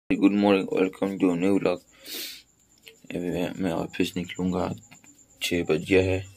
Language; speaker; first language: Hindi; non-native, local second language; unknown